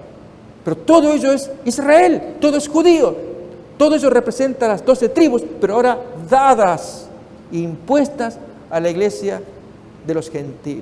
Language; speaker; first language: Spanish; native; Spanish